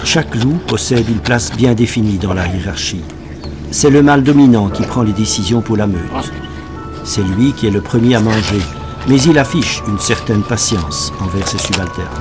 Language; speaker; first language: French; native; French